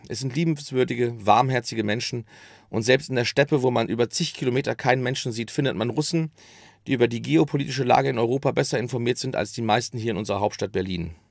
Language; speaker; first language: German; native; German